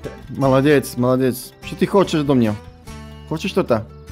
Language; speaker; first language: Russian; non-native, learner; Slovak